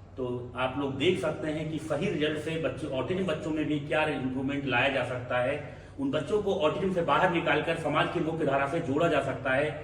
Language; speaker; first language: Hindi; native; Hindi